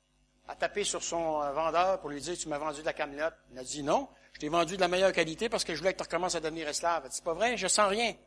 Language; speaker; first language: French; native; French